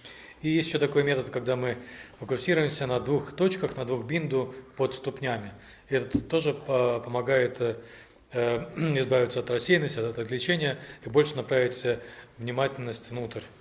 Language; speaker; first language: Russian; native; Russian